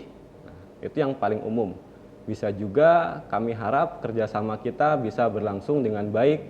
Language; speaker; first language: Indonesian; native; Indonesian